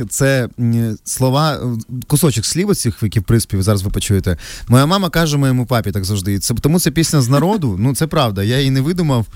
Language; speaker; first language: Ukrainian; native; Ukrainian